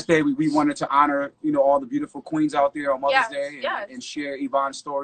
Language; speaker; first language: English; native; English